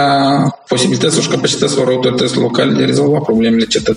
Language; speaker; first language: Romanian; native; Romanian